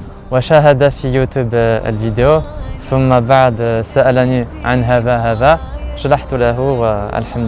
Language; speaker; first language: Arabic; non-native, learner; French